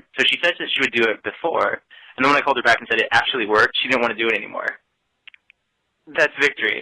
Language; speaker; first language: English; native; English